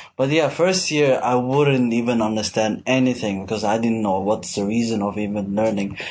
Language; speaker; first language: English; non-native, fluent; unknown